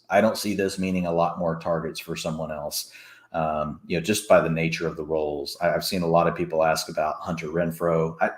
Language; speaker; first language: English; native; English